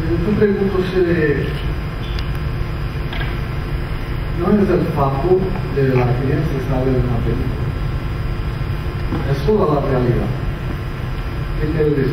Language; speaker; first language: Spanish; non-native, learner; Portuguese